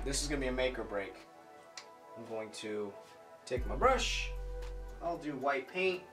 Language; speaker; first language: English; native; English